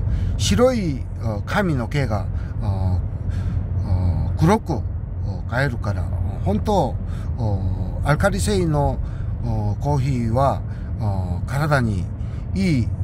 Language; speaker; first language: Japanese; non-native, learner; Korean